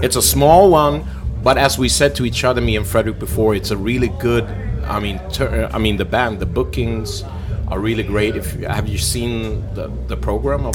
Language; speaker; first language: English; non-native, fluent; Swedish